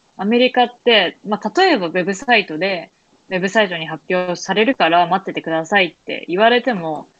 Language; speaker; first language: Japanese; native; Japanese